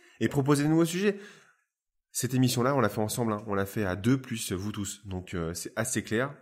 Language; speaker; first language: French; native; French